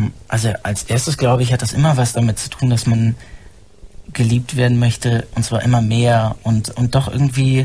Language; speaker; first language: German; native; German